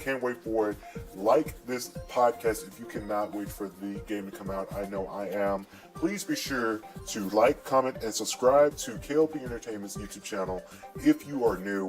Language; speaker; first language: English; native; English